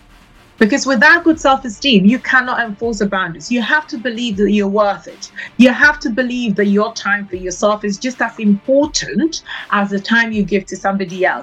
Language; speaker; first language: English; non-native, local second language; Akan